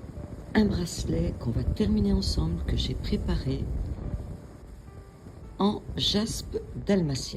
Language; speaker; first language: French; native; French